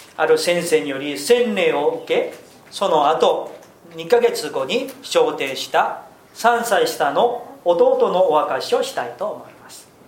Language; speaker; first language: Japanese; non-native, fluent; Korean